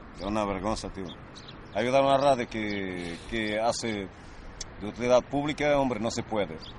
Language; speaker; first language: Spanish; non-native, fluent; Romanian